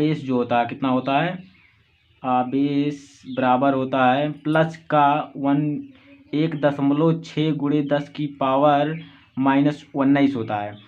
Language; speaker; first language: Hindi; native; Hindi